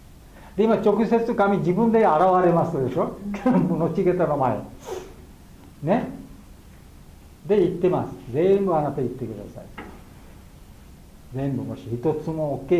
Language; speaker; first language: Japanese; non-native, learner; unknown